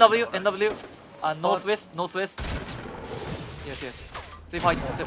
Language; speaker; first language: English; non-native, learner; Japanese